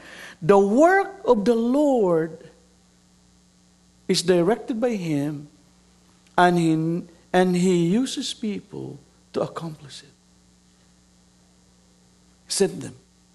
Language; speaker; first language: English; non-native, local second language; Cebuano